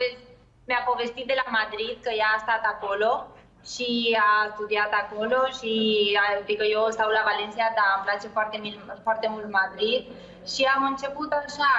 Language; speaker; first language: Romanian; early bilingual, heritage; Spanish